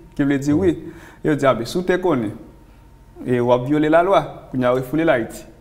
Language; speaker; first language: French; non-native, local second language; Haitian Creole